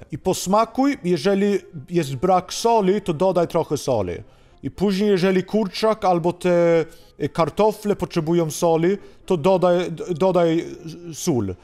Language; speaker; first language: Polish; non-native, fluent; Swedish